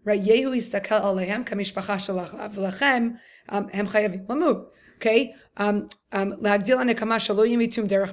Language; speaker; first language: Hebrew; non-native, fluent; English